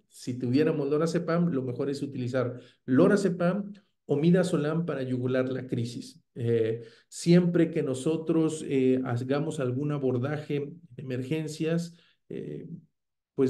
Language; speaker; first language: Spanish; native; Spanish